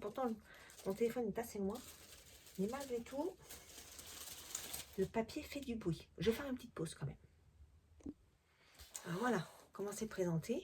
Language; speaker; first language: French; native; French